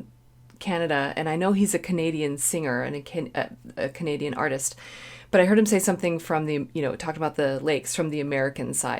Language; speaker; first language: English; native; English